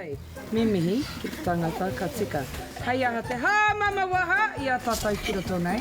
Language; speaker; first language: Māori; non-native, local second language; English